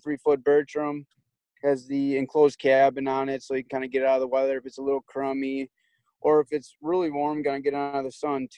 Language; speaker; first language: English; native; English